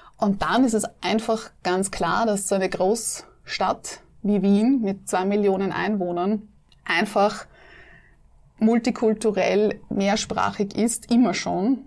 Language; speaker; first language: German; native; German